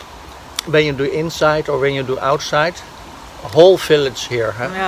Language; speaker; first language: English; non-native, learner; Dutch